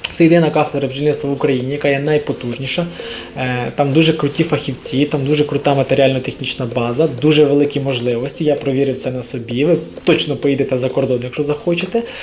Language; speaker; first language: Ukrainian; non-native, local second language; Russian